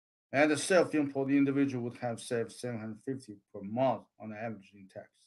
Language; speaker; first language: English; non-native, fluent; Chinese